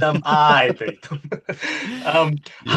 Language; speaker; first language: English; native; English